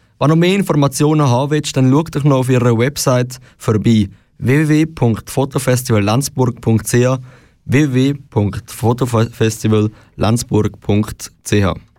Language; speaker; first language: German; native; German